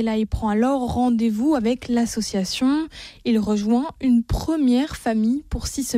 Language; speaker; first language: French; native; French